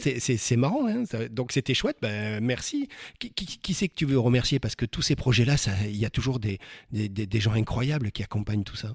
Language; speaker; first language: French; native; French